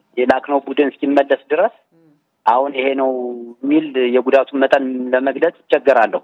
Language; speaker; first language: Amharic; native; Amharic